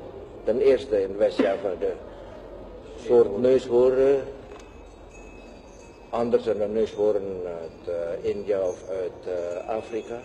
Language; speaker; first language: Dutch; non-native, local second language; Javanese